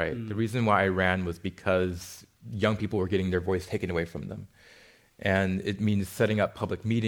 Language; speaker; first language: English; native; English